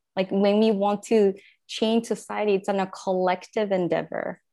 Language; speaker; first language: English; non-native, fluent; Japanese